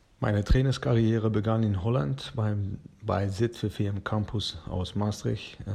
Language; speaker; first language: German; non-native, fluent; Persian